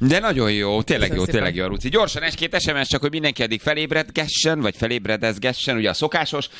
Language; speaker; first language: Hungarian; native; Hungarian